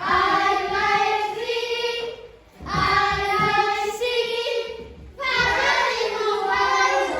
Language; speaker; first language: English; non-native, fluent; Indonesian